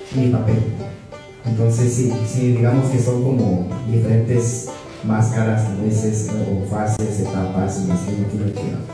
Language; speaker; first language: Spanish; native; Spanish